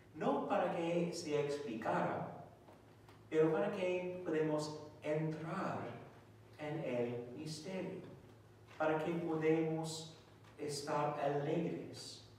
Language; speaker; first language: Spanish; non-native, fluent; English